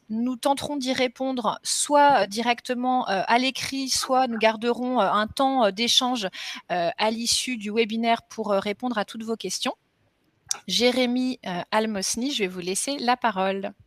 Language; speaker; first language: French; native; French